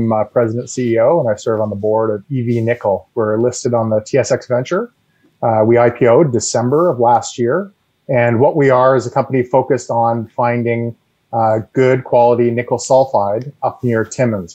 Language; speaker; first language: English; native; English